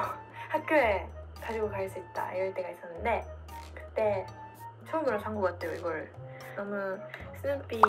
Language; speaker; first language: Korean; non-native, fluent; Japanese